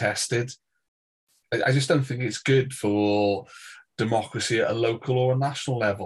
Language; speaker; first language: English; native; English